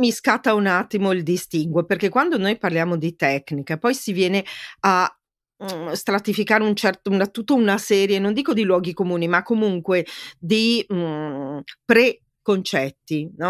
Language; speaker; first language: Italian; native; Italian